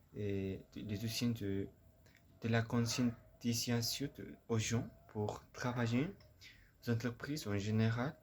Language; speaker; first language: French; non-native, learner; Spanish